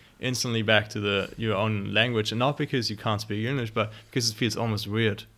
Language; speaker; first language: English; non-native, fluent; German